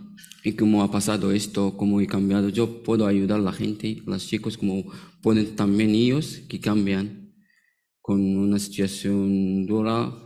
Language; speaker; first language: Spanish; non-native, learner; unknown